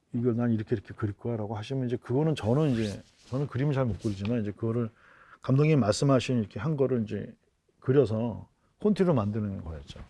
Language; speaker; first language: Korean; native; Korean